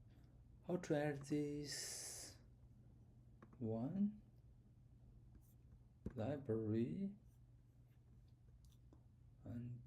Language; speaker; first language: English; non-native, learner; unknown